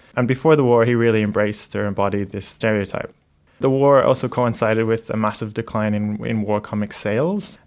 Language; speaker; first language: English; native; English